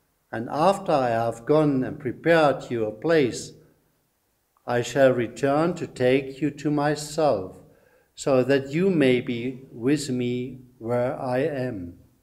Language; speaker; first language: English; non-native, fluent; German